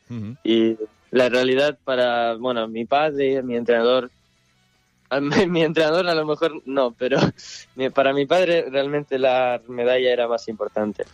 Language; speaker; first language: Spanish; early bilingual, other home language; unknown